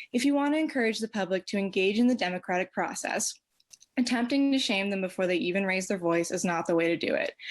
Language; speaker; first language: English; native; English